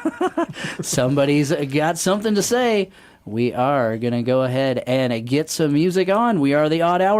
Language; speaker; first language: English; native; English